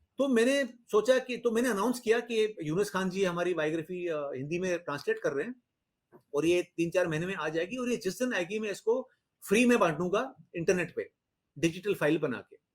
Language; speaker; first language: Hindi; native; Hindi